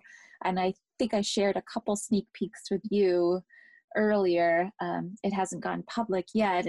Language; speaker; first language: English; native; English